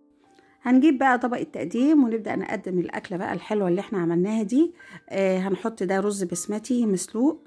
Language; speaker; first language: Arabic; native; Arabic